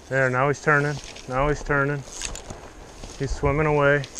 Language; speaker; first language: English; native; English